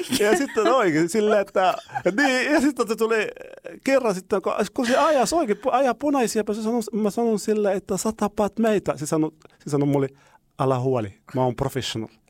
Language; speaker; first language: Finnish; non-native, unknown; Arabic